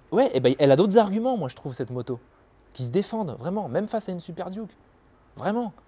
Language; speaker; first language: French; native; French